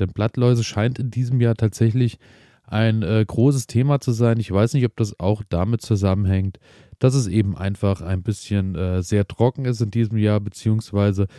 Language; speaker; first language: German; native; German